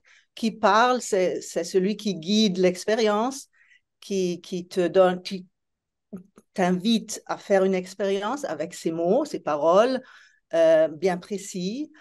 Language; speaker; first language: French; non-native, fluent; Italian